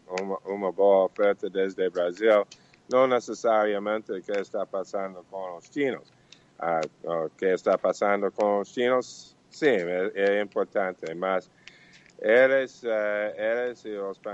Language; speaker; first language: Portuguese; non-native, learner; Spanish